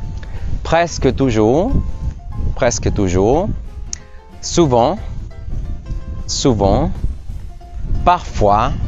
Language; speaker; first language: French; non-native, fluent; Spanish